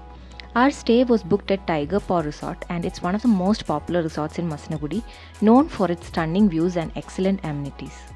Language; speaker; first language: English; non-native, local second language; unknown